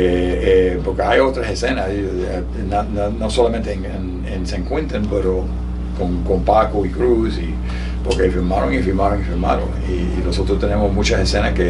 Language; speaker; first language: Spanish; early bilingual, heritage; Spanish